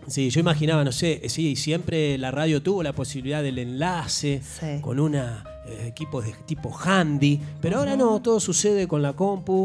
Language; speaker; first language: Spanish; native; Spanish